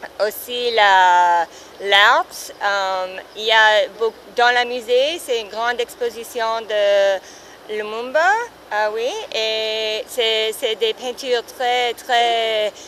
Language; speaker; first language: French; non-native, learner; English